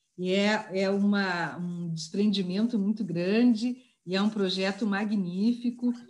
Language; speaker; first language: Portuguese; native; Portuguese